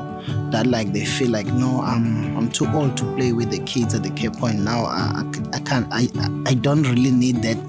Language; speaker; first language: English; non-native, local second language; Swati